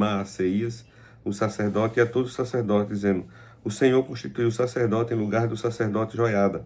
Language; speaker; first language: Portuguese; native; Portuguese